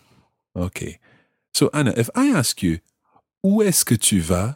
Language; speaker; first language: French; non-native, fluent; English